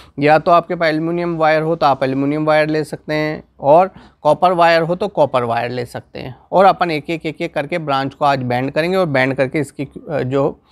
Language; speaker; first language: Hindi; non-native, local second language; Gujarati